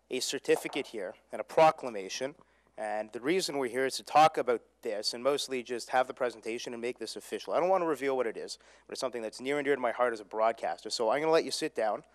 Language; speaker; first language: English; native; English